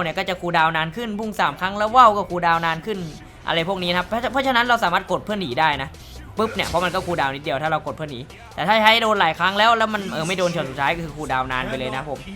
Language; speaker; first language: Thai; native; Thai